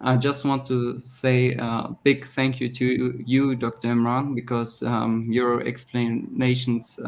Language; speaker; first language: English; non-native, fluent; German